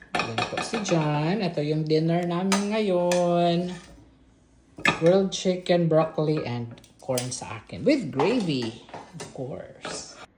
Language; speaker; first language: Filipino; non-native, local second language; Cebuano